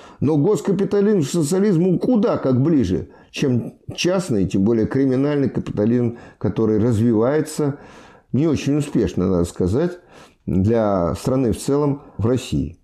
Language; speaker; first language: Russian; native; Russian